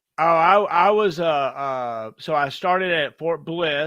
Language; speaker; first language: English; native; English